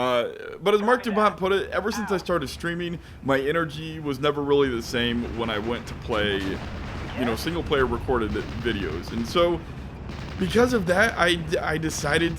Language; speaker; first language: English; native; English